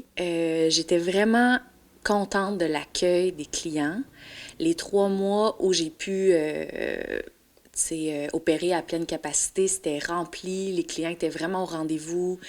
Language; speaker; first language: French; native; French